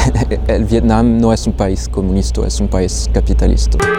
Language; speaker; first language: Spanish; non-native, fluent; French